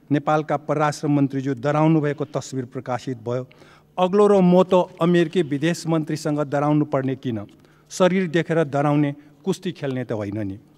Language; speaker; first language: Nepali; non-native, local second language; Newari